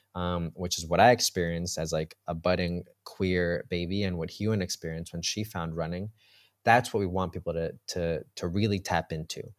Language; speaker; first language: English; early bilingual, heritage; Spanish